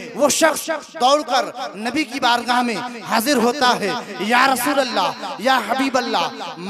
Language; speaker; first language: Urdu; non-native, local second language; Bangla